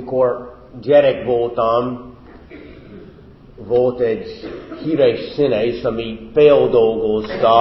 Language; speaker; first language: Hungarian; non-native, fluent; English